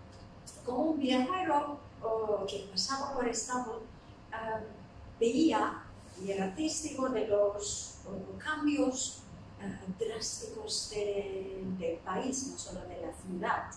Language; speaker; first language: Spanish; non-native, fluent; Turkish